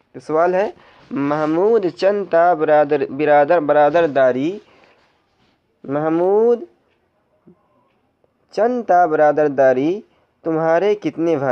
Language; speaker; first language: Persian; non-native, fluent; Urdu